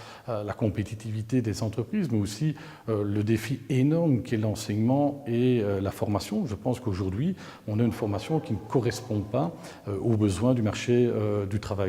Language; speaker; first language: French; native; French